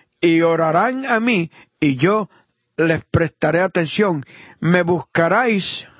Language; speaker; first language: Spanish; non-native, fluent; Italian